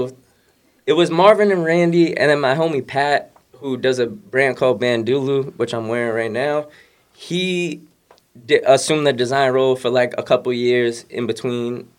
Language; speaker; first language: English; native; English